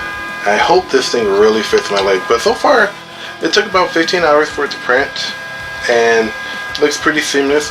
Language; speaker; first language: English; native; English